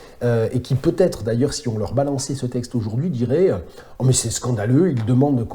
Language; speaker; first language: French; native; French